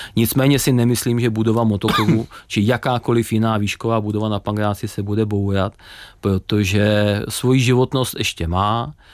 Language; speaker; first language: Czech; native; Czech